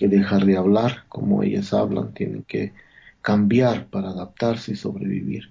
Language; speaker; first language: Spanish; non-native, local second language; Zapotec